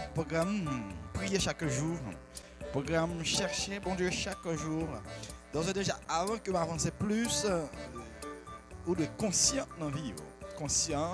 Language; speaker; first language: French; non-native, local second language; Haitian Creole